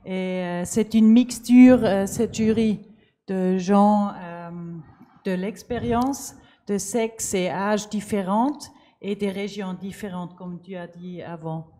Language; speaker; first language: French; non-native, learner; German